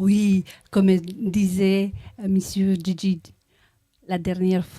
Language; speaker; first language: French; non-native, learner; Romanian